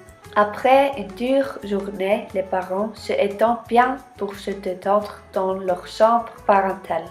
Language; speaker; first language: French; non-native, learner; Icelandic